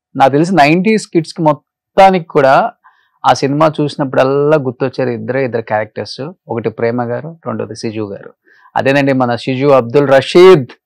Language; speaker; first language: Telugu; native; Telugu